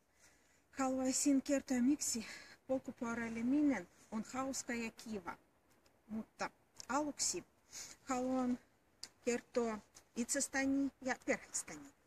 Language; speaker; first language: Finnish; non-native, learner; Russian